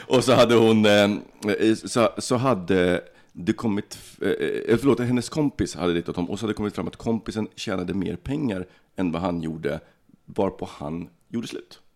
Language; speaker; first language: Swedish; early bilingual, other home language; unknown